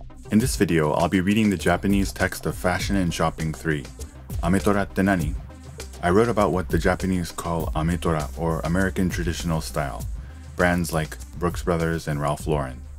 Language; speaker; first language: English; native; English